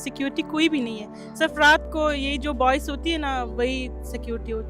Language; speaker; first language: Urdu; non-native, fluent; Persian